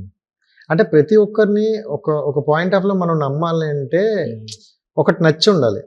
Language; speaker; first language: Telugu; native; Telugu